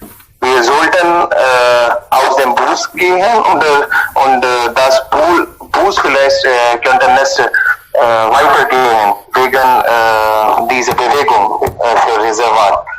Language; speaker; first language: German; non-native, learner; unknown